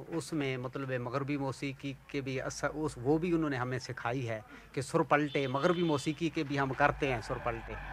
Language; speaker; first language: Urdu; non-native, local second language; Saraiki